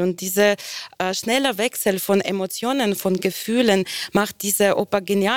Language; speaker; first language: German; non-native, fluent; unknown